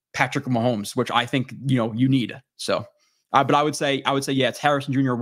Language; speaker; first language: English; native; English